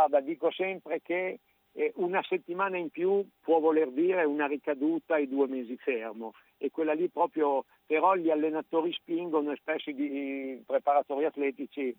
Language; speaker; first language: Italian; native; Italian